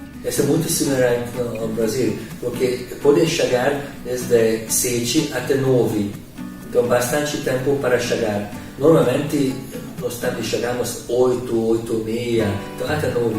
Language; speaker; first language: Portuguese; non-native, learner; Hungarian